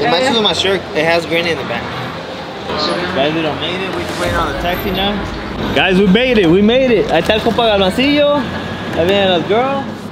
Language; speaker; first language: English; early bilingual, other home language; Spanish